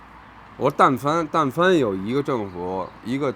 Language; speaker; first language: Chinese; native; Chinese